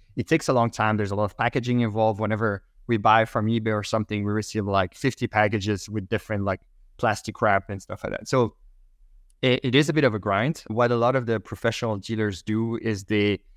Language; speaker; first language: English; non-native, fluent; French